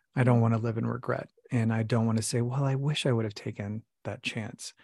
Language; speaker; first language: English; native; English